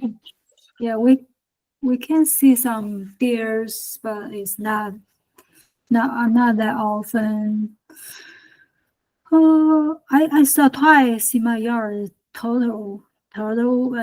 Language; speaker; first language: English; non-native, learner; Chinese